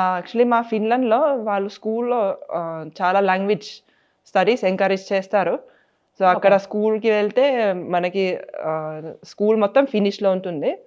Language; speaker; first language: Telugu; non-native, fluent; Finnish